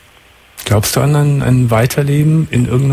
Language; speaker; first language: German; native; German